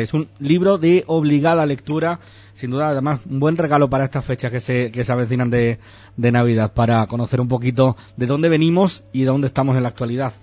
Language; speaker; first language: Spanish; native; Spanish